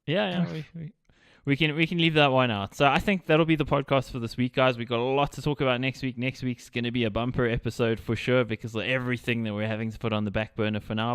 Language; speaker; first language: English; native; English